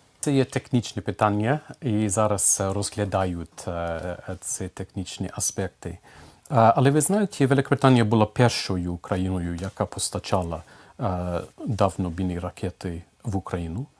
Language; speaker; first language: Ukrainian; non-native, fluent; English